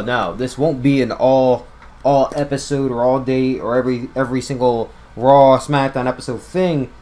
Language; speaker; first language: English; native; English